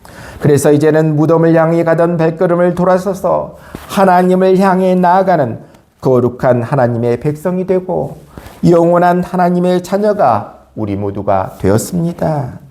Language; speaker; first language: Korean; native; Korean